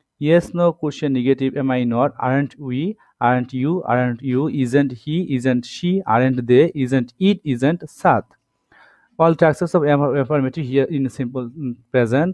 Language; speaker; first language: English; non-native, local second language; Bangla